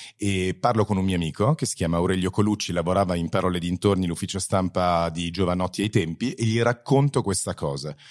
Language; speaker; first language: Italian; early bilingual, heritage; Italian